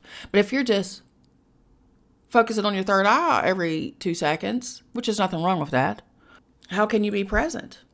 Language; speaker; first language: English; native; English